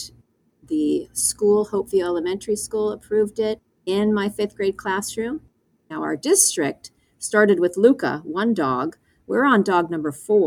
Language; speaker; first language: English; native; English